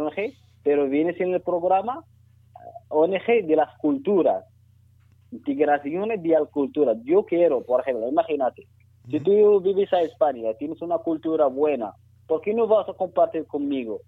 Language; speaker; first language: Spanish; non-native, learner; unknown